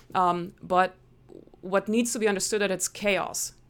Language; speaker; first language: English; non-native, fluent; German